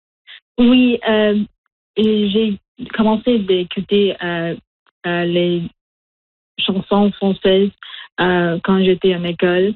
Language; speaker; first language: French; non-native, local second language; English